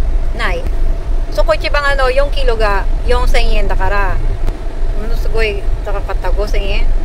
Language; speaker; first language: Japanese; non-native, local second language; Filipino